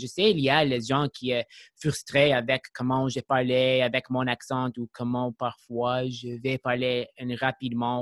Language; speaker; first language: French; non-native, learner; English